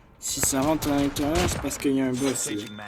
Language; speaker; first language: French; native; French